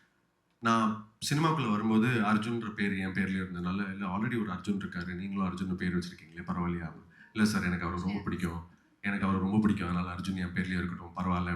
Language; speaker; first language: Tamil; native; Tamil